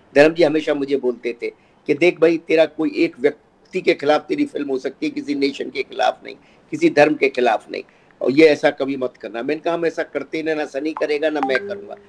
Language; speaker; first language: Hindi; native; Hindi